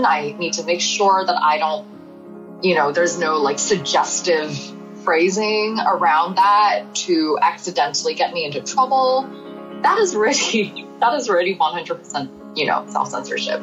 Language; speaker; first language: English; non-native, local second language; Cantonese